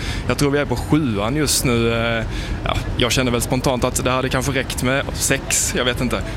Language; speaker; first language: Swedish; native; Swedish